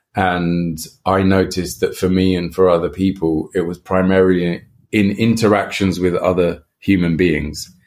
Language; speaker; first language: English; native; English